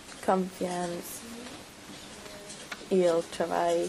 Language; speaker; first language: French; non-native, learner; English